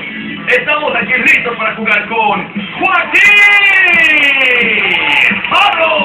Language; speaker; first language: Spanish; native; Spanish